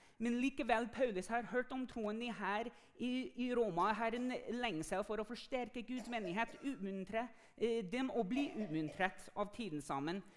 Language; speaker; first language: Norwegian; non-native, fluent; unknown